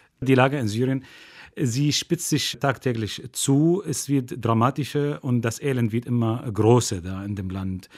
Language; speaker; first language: German; non-native, fluent; Arabic